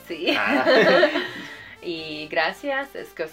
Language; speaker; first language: Spanish; non-native, fluent; Hungarian